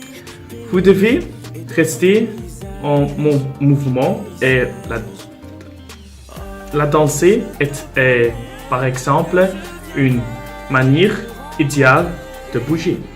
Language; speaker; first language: French; non-native, local second language; Persian